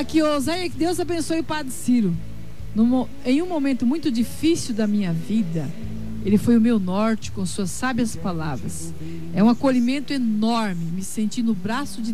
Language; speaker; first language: Portuguese; native; Portuguese